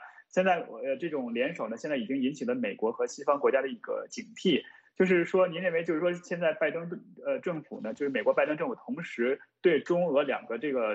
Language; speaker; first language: Chinese; native; Chinese